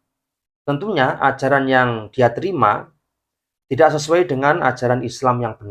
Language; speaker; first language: Indonesian; native; Indonesian